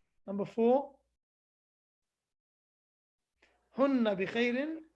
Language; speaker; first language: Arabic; non-native, fluent; English